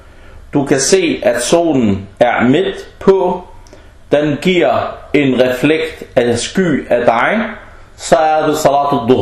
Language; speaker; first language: Danish; non-native, fluent; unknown